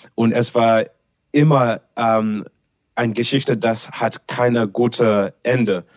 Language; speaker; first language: German; non-native, learner; English